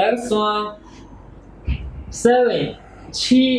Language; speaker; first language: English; non-native, learner; Chinese